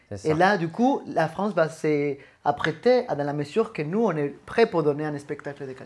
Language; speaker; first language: French; native; French